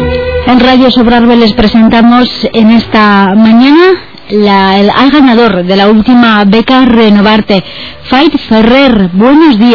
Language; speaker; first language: Spanish; native; Spanish